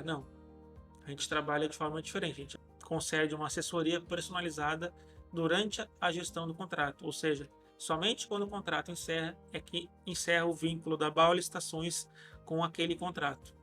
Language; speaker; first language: Portuguese; native; Portuguese